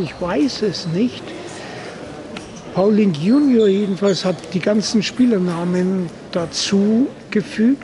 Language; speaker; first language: German; native; German